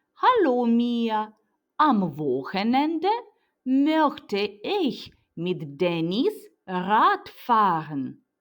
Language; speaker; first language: German; non-native, fluent; Ukrainian